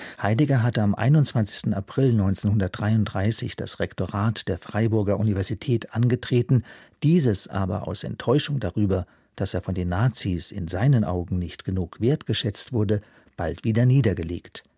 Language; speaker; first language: German; native; German